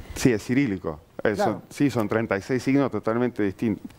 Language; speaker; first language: Spanish; early bilingual, other home language; Ukrainian